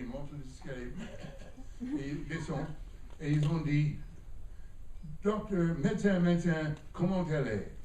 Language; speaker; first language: French; non-native, learner; English